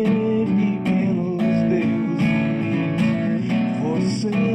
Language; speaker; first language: Portuguese; native; Portuguese